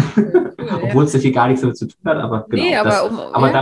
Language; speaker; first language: German; native; German